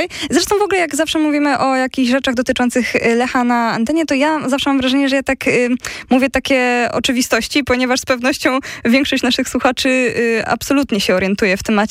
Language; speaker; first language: Polish; native; Polish